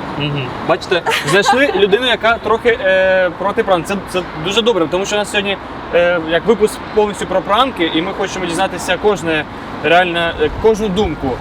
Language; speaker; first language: Ukrainian; non-native, local second language; Russian